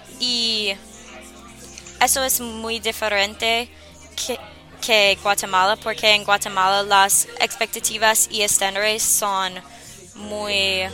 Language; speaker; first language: Spanish; non-native, learner; English